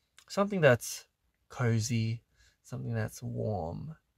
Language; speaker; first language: English; early bilingual, other home language; Korean